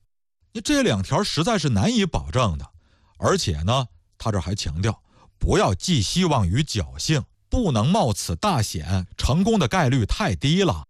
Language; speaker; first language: Chinese; native; Chinese